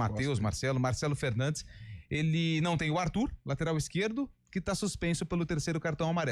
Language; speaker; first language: Portuguese; native; Portuguese